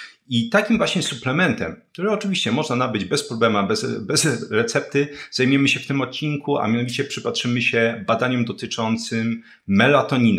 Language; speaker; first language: Polish; native; Polish